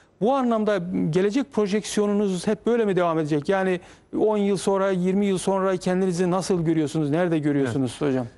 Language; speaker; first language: Turkish; native; Turkish